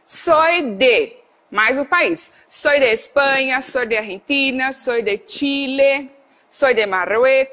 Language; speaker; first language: Spanish; non-native, fluent; Portuguese